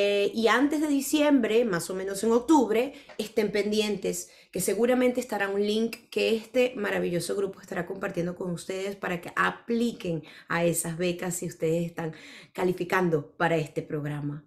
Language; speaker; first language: Spanish; native; Spanish